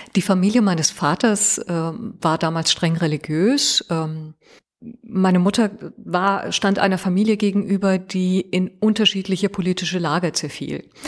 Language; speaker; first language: German; early bilingual, other home language; Persian